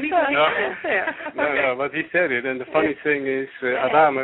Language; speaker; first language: English; non-native, fluent; Dutch